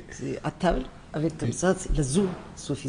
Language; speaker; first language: French; non-native, learner; Amharic